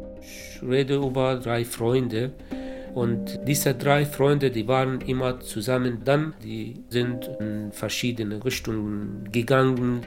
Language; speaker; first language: German; non-native, local second language; Kurdish